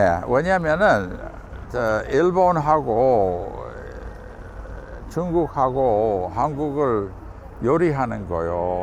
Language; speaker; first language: Korean; non-native, fluent; English